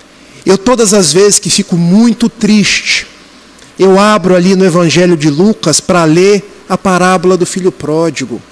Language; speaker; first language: Portuguese; native; Portuguese